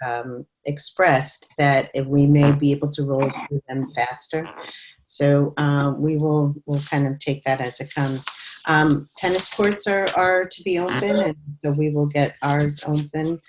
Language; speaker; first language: English; native; English